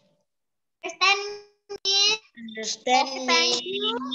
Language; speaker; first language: English; non-native, learner; Indonesian